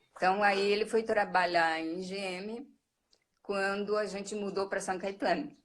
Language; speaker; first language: Portuguese; early bilingual, other home language; Japanese